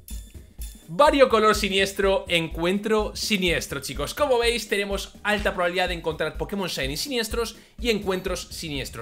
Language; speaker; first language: Spanish; native; Spanish